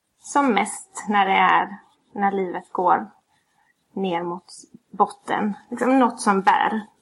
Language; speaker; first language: Swedish; native; Swedish